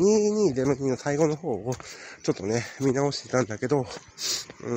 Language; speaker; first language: Japanese; native; Japanese